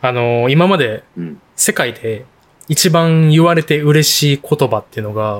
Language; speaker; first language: Japanese; native; Japanese